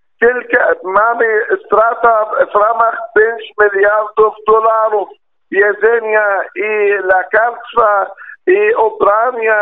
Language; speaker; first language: Polish; non-native, learner; Arabic